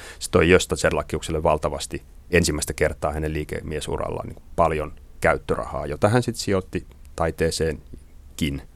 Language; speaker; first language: Finnish; native; Finnish